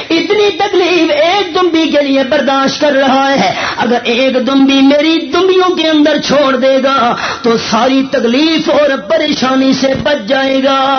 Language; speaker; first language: Urdu; non-native, local second language; Northern Hindko